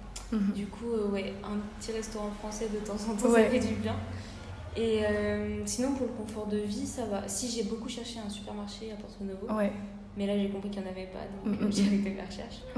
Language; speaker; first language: French; native; French